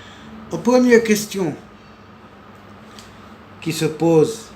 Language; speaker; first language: French; non-native, local second language; Arabic